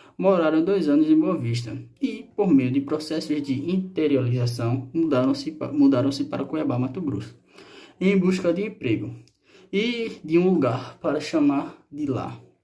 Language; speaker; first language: Portuguese; non-native, fluent; Spanish